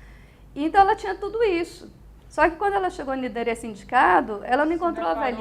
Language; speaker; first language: Portuguese; native; Portuguese